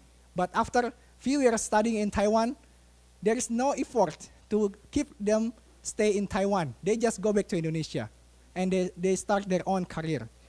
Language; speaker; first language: English; non-native, fluent; Indonesian